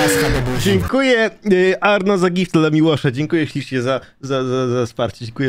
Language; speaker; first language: Polish; native; Polish